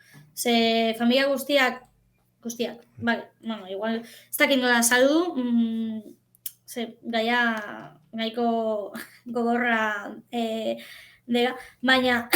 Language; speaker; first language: Basque; non-native, fluent; Catalan